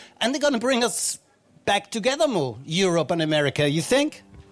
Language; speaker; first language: English; non-native, fluent; German